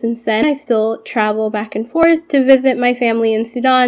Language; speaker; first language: English; early bilingual, other home language; Arabic